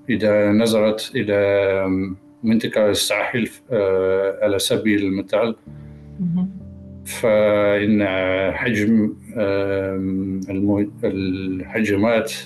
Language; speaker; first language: Arabic; non-native, learner; Dutch